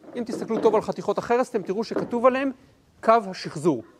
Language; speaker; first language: Hebrew; native; Hebrew